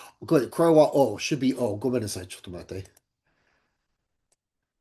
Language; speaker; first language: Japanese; non-native, learner; English